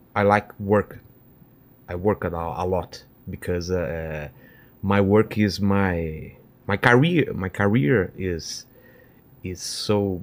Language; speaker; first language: English; non-native, learner; Portuguese